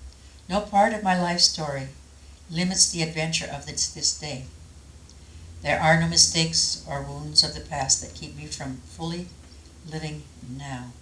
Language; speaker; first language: English; native; English